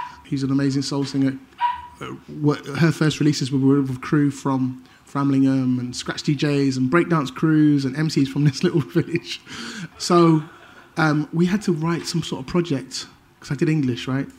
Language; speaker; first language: English; native; English